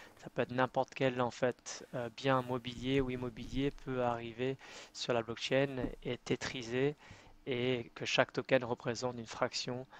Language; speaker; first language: French; native; French